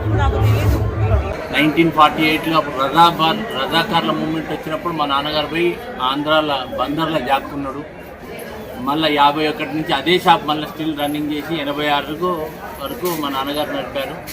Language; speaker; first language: Telugu; native; Telugu